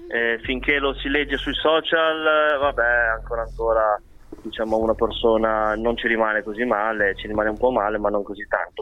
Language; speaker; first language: Italian; early bilingual, other home language; Chinese